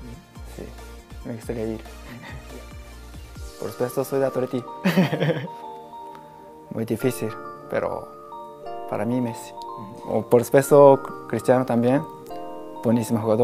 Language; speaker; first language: Spanish; non-native, learner; Japanese